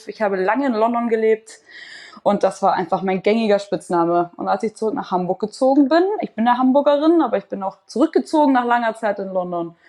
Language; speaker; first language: German; native; German